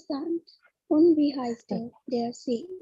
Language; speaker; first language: German; non-native, learner; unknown